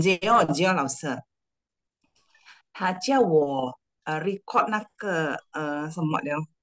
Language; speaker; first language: Chinese; early bilingual, heritage; Chinese